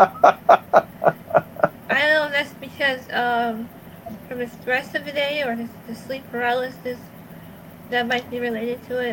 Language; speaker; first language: English; native; English